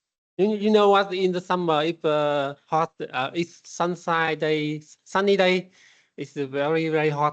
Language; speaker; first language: English; non-native, learner; Vietnamese